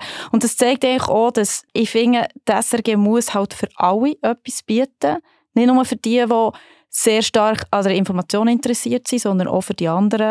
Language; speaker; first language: German; native; German